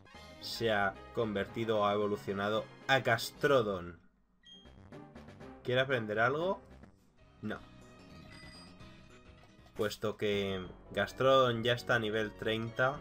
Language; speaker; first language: Spanish; native; Spanish